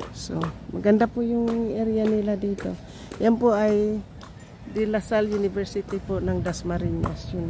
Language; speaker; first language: Filipino; non-native, local second language; Cebuano